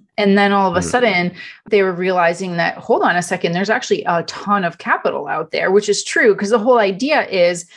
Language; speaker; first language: English; non-native, fluent; Italian